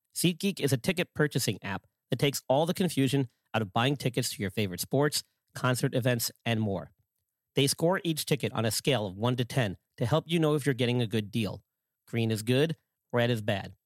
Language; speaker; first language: English; native; English